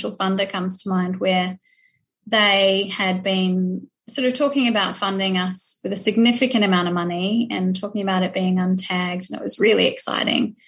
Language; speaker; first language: English; native; English